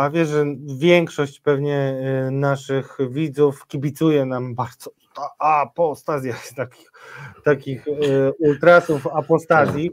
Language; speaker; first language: Polish; native; Polish